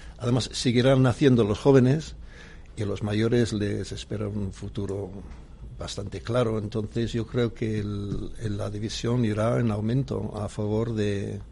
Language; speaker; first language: Spanish; non-native, fluent; English